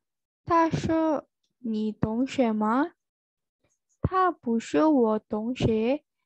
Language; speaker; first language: Chinese; non-native, fluent; Indonesian